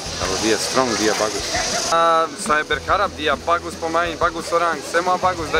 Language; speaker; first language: Indonesian; non-native, learner; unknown